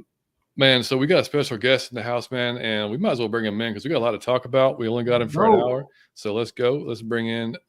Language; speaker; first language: English; native; English